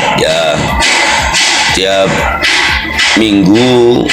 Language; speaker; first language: Indonesian; native; Indonesian